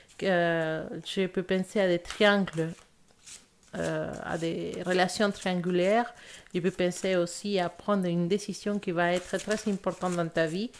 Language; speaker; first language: French; non-native, fluent; Spanish